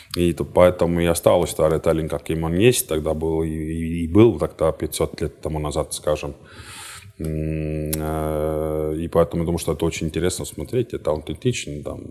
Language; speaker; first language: Russian; non-native, fluent; Estonian